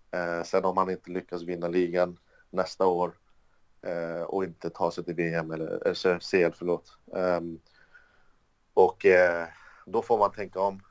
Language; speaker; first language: Swedish; early bilingual, other home language; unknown